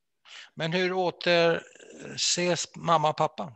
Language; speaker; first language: Swedish; native; Swedish